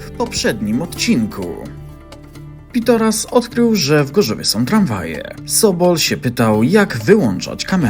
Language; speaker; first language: Polish; native; Polish